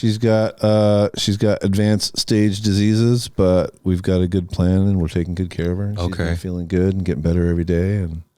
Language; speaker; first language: English; native; English